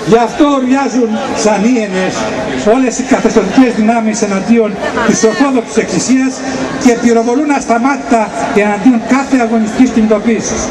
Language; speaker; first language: Greek; native; Greek